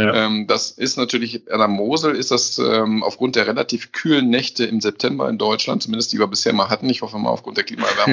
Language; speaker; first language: German; native; German